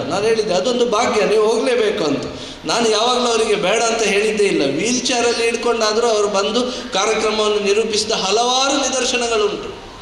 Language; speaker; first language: Kannada; non-native, local second language; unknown